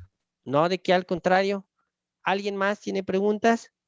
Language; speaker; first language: Spanish; native; Spanish